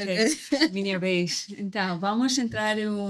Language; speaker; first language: Portuguese; non-native, learner; English